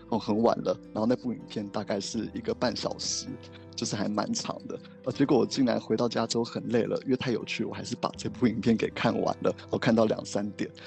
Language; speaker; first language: Chinese; native; Chinese